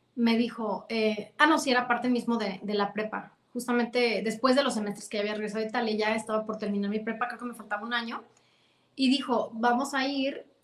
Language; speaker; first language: Spanish; native; Spanish